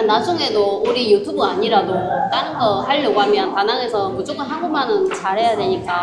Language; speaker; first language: Korean; non-native, learner; Vietnamese